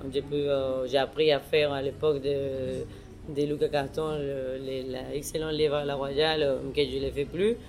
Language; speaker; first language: French; non-native, fluent; Spanish